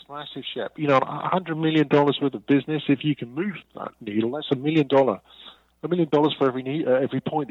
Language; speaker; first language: English; native; English